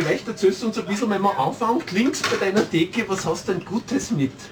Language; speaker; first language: German; native; German